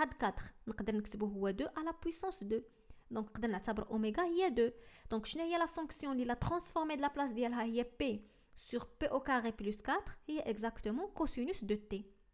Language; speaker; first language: French; non-native, local second language; Arabic